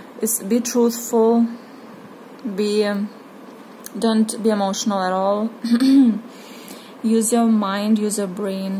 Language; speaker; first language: English; non-native, fluent; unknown